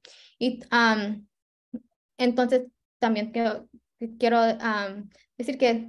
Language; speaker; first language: Spanish; early bilingual, heritage; Spanish